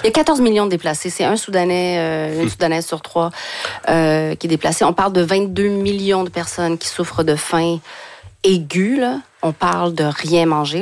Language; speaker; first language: French; native; French